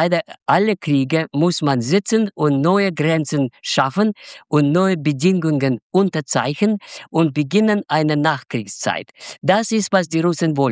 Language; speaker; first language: German; non-native, fluent; Russian